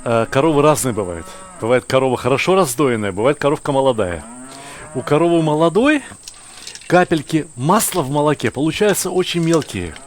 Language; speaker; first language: Russian; native; Russian